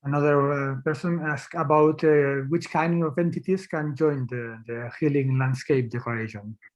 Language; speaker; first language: English; non-native, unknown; Catalan